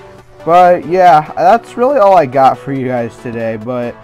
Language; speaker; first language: English; native; English